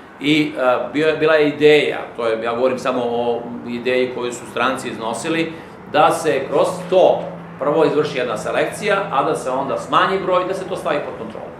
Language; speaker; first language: Serbian; native; Serbian